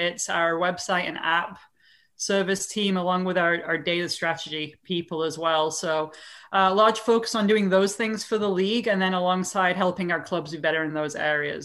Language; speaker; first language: English; native; English